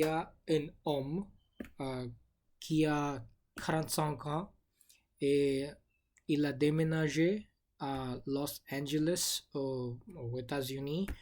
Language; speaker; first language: French; non-native, learner; English